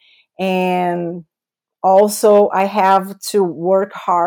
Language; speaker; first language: English; non-native, fluent; Portuguese